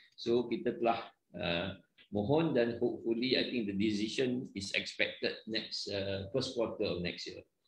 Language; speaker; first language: English; non-native, local second language; Malay